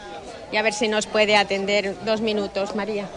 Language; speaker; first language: Spanish; native; Spanish